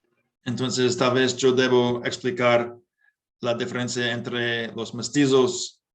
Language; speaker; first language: Spanish; non-native, learner; English